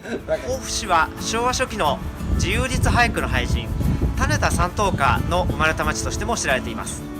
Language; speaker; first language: Japanese; native; Japanese